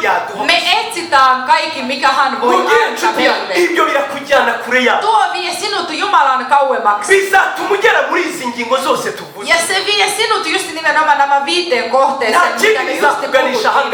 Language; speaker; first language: Finnish; non-native, learner; Kinyarwanda